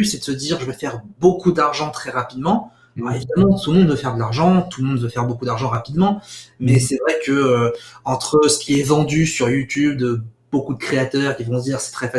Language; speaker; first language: French; native; French